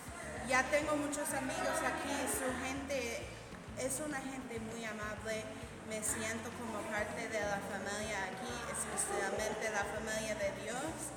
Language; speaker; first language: Spanish; non-native, learner; English